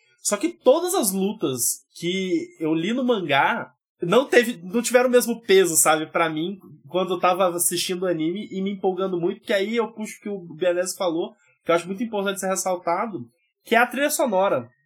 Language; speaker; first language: Portuguese; native; Portuguese